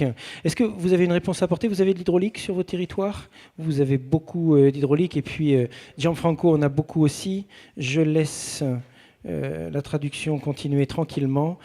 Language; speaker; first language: French; native; French